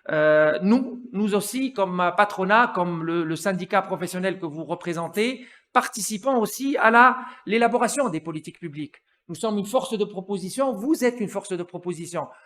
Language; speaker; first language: French; non-native, local second language; Arabic